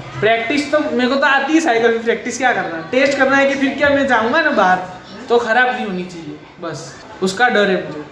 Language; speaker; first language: Hindi; non-native, local second language; Marathi